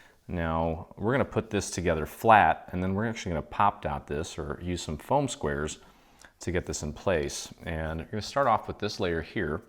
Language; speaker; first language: English; native; English